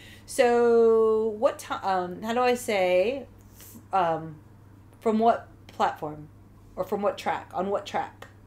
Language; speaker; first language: English; native; English